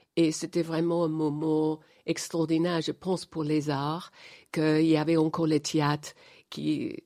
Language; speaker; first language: French; non-native, fluent; English